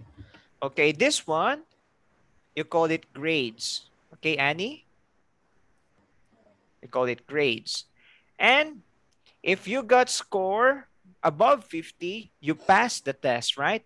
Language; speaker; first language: English; non-native, fluent; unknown